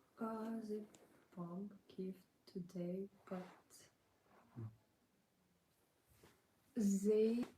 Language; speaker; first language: English; non-native, learner; Ukrainian